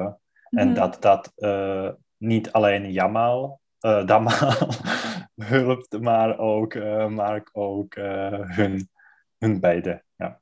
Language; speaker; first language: Dutch; non-native, learner; Czech